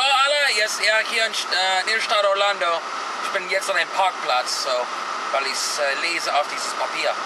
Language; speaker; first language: German; non-native, learner; English